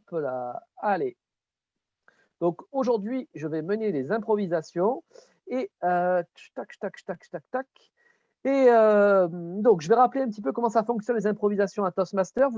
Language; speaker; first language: French; native; French